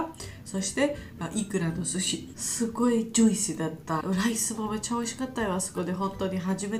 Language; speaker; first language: Japanese; non-native, learner; Georgian